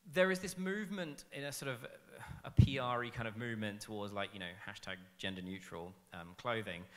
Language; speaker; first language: English; native; English